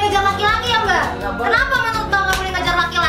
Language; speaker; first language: Indonesian; native; Indonesian